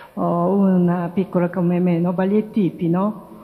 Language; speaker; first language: Italian; non-native, learner; Japanese